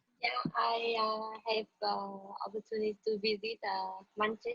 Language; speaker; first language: English; non-native, learner; Vietnamese